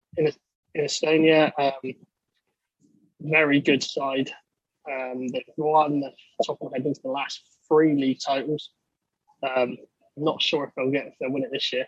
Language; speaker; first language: English; native; English